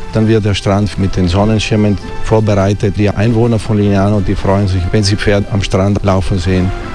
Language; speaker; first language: German; non-native, fluent; Italian